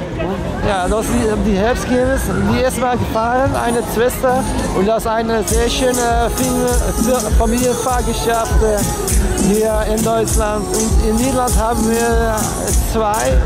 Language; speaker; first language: German; non-native, learner; Dutch